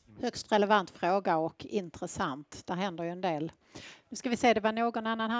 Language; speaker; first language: Swedish; native; Swedish